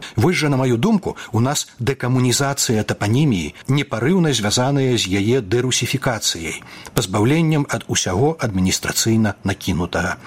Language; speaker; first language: Belarusian; native; Belarusian